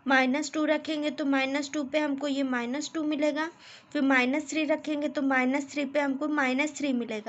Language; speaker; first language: Hindi; native; Hindi